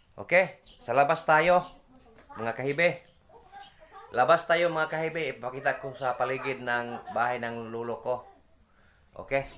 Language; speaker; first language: Filipino; non-native, local second language; Cebuano